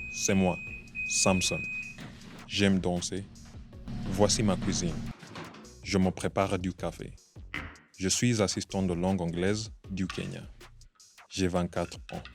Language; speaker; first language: French; non-native, fluent; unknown